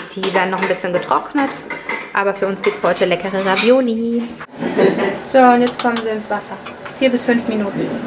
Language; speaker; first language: German; early bilingual, other home language; Italian